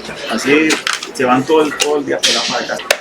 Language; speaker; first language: Spanish; native; Spanish